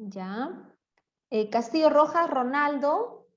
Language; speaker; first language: Spanish; native; Spanish